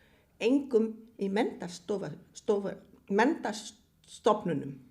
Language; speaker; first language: Icelandic; non-native, fluent; Vietnamese